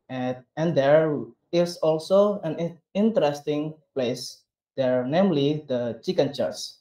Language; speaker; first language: English; non-native, learner; Indonesian